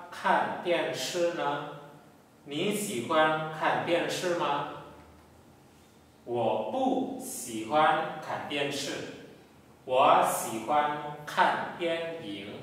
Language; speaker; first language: Chinese; non-native, fluent; Indonesian